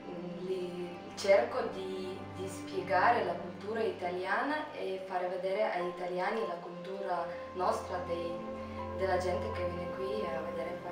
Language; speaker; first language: Italian; non-native, fluent; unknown